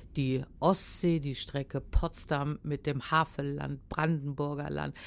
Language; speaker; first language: German; native; German